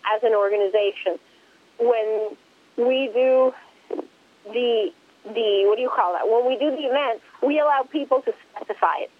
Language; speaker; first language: English; early bilingual, other home language; Spanish